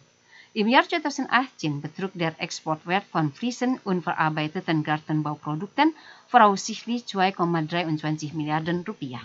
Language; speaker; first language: German; non-native, fluent; Indonesian